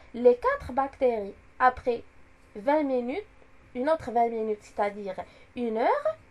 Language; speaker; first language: French; non-native, local second language; Arabic